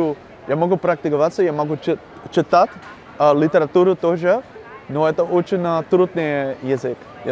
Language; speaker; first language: Russian; non-native, learner; Dutch